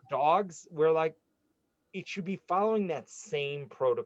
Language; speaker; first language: English; native; English